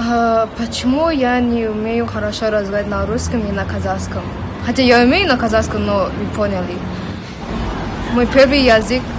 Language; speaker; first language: Russian; non-native, local second language; English